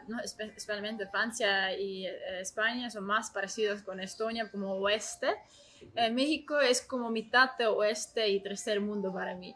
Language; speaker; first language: Spanish; non-native, learner; Estonian